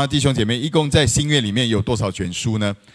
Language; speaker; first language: Chinese; native; Chinese